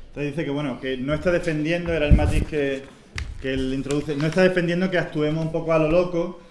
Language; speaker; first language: Spanish; native; Spanish